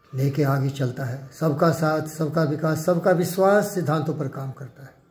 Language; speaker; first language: Hindi; native; Hindi